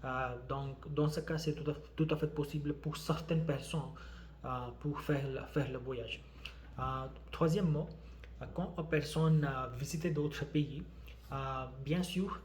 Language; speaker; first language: French; non-native, learner; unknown